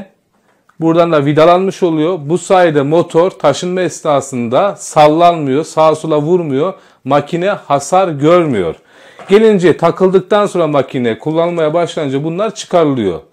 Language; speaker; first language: Turkish; native; Turkish